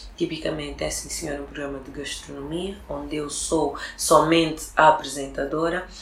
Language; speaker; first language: Portuguese; early bilingual, other home language; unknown